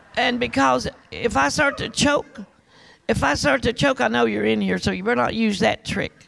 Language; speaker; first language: English; native; English